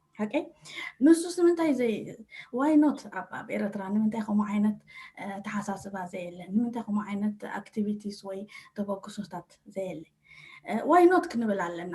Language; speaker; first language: Tigrinya; early bilingual, heritage; Tigrinya